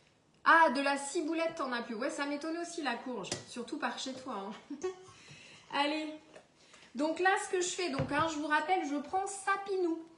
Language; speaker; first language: French; native; French